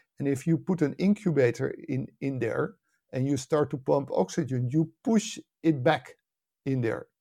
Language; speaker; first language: English; non-native, fluent; Dutch